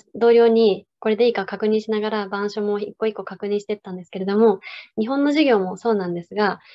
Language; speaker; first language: Japanese; native; Japanese